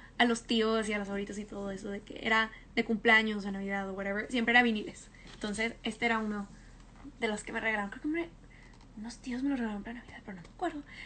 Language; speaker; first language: Spanish; early bilingual, heritage; Spanish